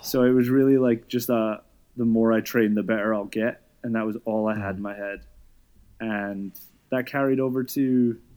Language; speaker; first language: English; native; English